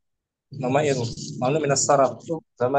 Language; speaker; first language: Arabic; non-native, fluent; Indonesian